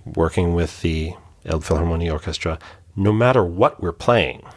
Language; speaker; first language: English; native; English